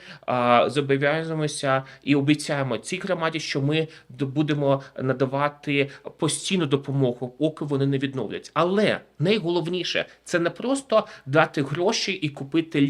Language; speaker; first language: Ukrainian; native; Ukrainian